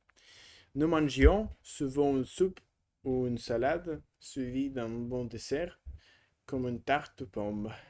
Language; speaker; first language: French; non-native, learner; Russian